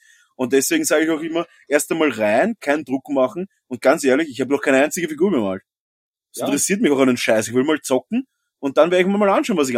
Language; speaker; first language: German; native; German